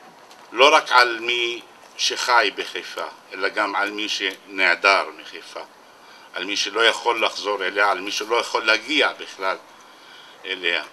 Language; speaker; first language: Hebrew; non-native, local second language; Arabic